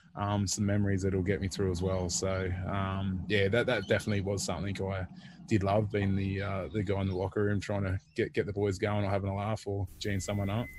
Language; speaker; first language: English; native; English